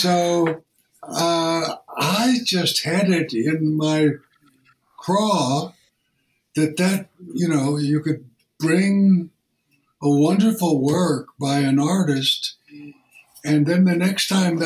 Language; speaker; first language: English; native; English